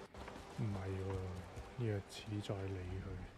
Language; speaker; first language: Chinese; native; Chinese